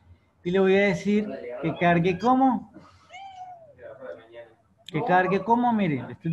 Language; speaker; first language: Spanish; native; Spanish